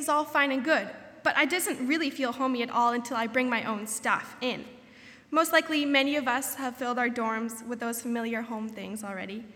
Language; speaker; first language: English; native; English